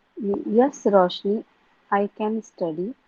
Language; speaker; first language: English; non-native, learner; Hindi